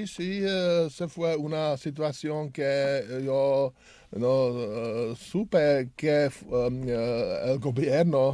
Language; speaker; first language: Spanish; non-native, learner; Czech